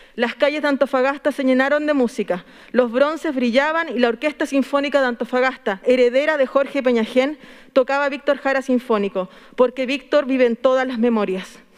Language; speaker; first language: Spanish; native; Spanish